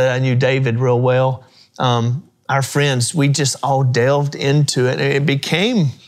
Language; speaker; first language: English; native; English